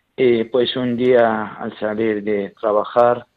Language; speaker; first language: Spanish; non-native, learner; Arabic